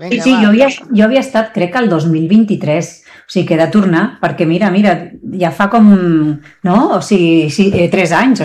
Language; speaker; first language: Catalan; native; Catalan